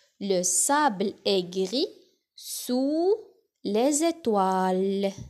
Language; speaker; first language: French; non-native, local second language; Arabic